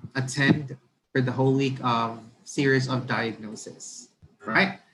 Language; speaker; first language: English; non-native, local second language; Filipino